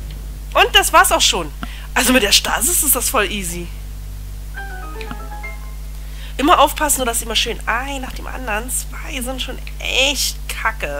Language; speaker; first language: German; native; German